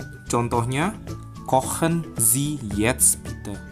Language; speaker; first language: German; non-native, fluent; Indonesian